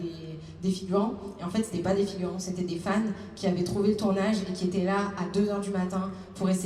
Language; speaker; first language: French; native; French